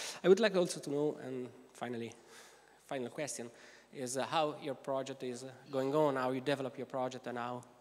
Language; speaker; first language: English; non-native, fluent; Italian